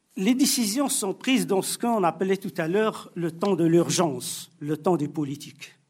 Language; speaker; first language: French; non-native, local second language; Arabic